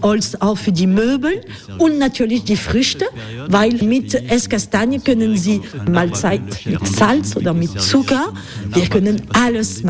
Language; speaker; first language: German; non-native, learner; French